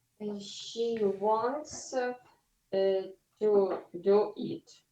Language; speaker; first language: English; non-native, learner; Ukrainian